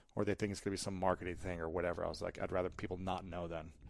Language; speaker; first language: English; native; English